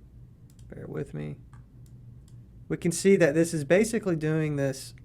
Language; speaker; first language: English; native; English